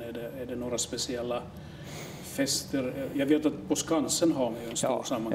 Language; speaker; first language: Swedish; non-native, local second language; Finnish